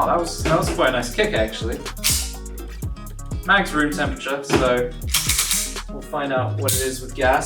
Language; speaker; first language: English; native; English